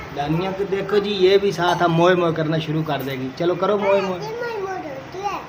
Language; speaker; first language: Urdu; non-native, local second language; Punjabi